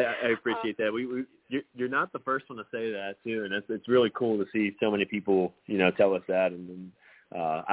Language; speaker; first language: English; native; English